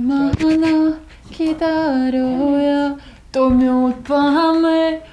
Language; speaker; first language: Korean; non-native, learner; Russian